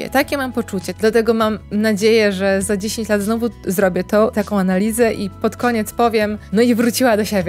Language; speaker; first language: Polish; native; Polish